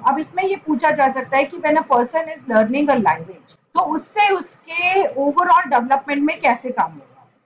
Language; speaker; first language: Hindi; native; Hindi